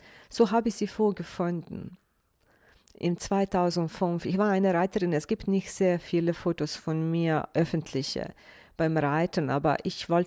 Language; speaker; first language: German; non-native, fluent; Bosnian